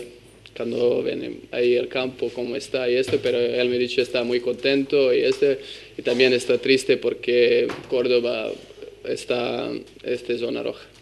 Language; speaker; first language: Spanish; non-native, learner; Serbian